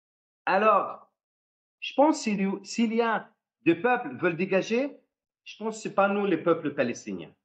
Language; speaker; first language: French; non-native, fluent; Arabic